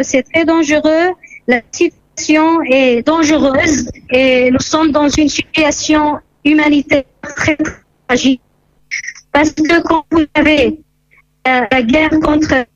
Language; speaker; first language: French; non-native, fluent; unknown